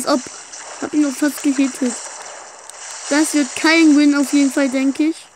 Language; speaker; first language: German; native; German